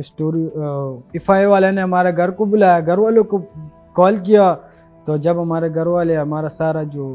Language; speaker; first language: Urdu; non-native, local second language; Pashto